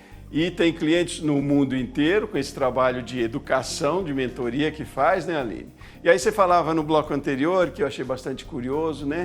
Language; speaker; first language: Portuguese; native; Portuguese